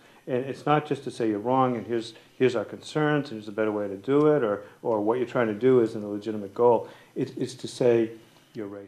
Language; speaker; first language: English; native; English